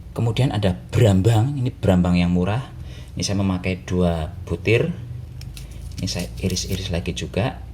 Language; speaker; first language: Indonesian; non-native, local second language; Javanese